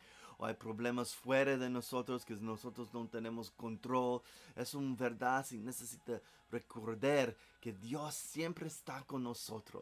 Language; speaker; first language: Spanish; non-native, learner; English